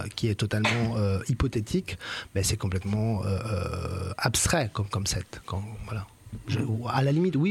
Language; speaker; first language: French; non-native, fluent; Italian